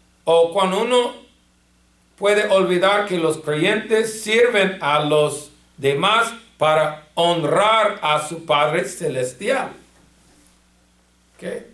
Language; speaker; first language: Spanish; non-native, fluent; English